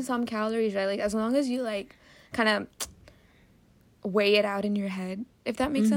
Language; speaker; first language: English; native; English